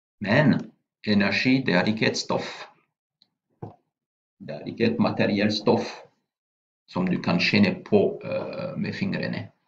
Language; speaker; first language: Norwegian; non-native, fluent; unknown